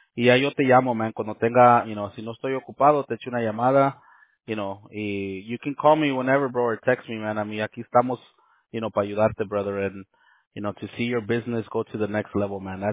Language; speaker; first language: Spanish; early bilingual, heritage; Spanish